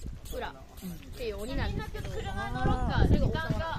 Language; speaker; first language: Japanese; native; Japanese